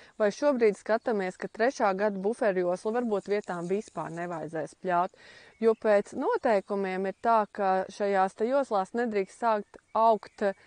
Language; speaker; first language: Latvian; native; Latvian